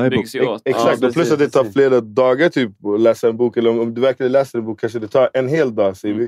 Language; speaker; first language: Swedish; native; Swedish